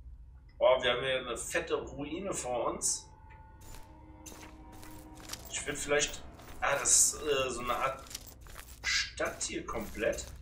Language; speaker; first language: German; native; German